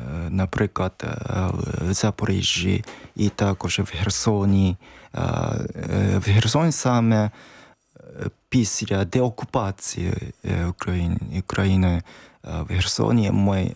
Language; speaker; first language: Ukrainian; non-native, learner; Japanese